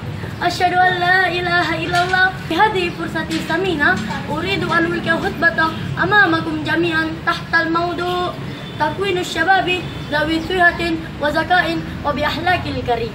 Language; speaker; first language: Arabic; non-native, learner; Indonesian